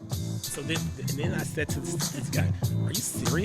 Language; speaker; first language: English; native; English